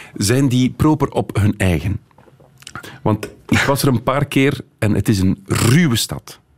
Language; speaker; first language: Dutch; native; Dutch